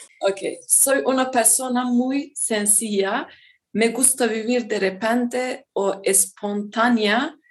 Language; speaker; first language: Spanish; non-native, learner; Turkish